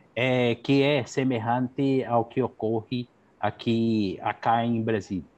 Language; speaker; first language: Portuguese; non-native, fluent; Spanish